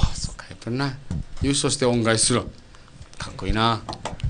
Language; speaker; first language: Japanese; native; Japanese